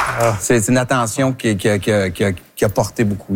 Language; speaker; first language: French; native; French